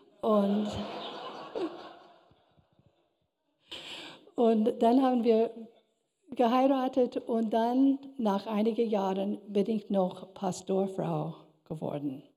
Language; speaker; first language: German; non-native, fluent; English